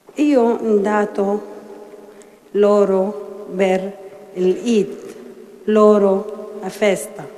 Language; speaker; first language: Italian; non-native, learner; Arabic